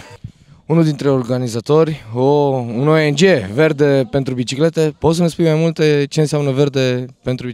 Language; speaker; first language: Romanian; native; Romanian